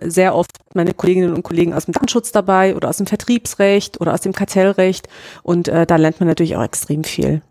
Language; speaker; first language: German; native; German